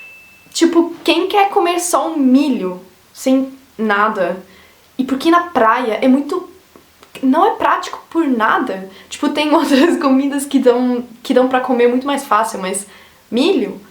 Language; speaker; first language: Portuguese; non-native, fluent; German